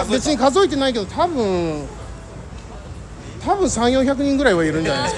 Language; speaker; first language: Japanese; early bilingual, heritage; Japanese